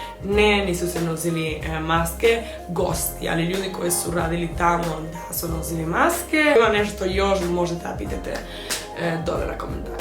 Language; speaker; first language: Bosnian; non-native, fluent; Spanish